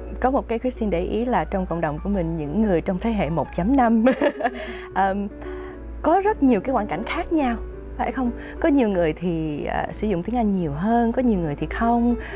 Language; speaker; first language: Vietnamese; early bilingual, heritage; Vietnamese